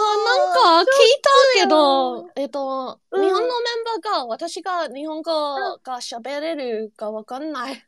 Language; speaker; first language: Japanese; non-native, learner; English